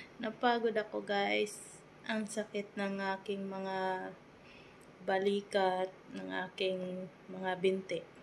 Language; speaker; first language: Filipino; non-native, local second language; Waray